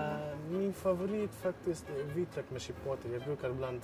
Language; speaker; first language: Swedish; non-native, fluent; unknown